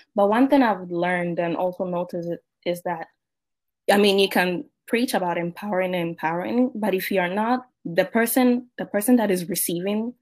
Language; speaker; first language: English; non-native, local second language; Akan